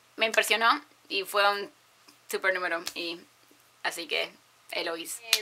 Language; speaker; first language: Spanish; early bilingual, heritage; Spanish